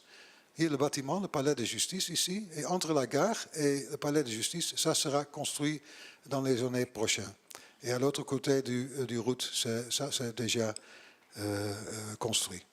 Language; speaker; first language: French; non-native, learner; Dutch